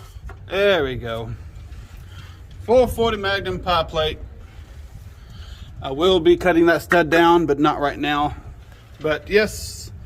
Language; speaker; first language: English; native; English